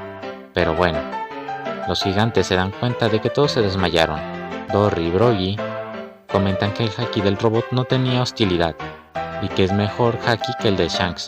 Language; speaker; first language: Spanish; native; Spanish